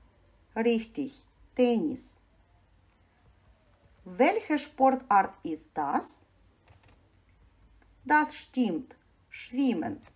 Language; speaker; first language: German; non-native, fluent; Ukrainian